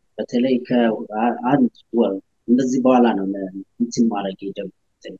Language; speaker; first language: Amharic; native; Amharic